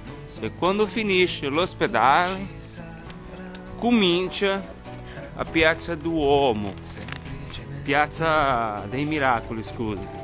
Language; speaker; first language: Italian; non-native, fluent; Portuguese